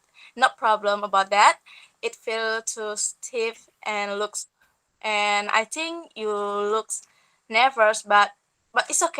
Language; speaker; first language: English; non-native, learner; Indonesian